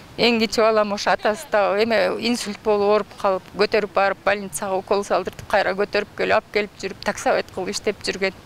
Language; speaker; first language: Kyrgyz; native; Kyrgyz